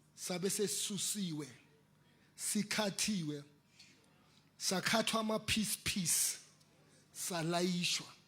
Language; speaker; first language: Zulu; native; Zulu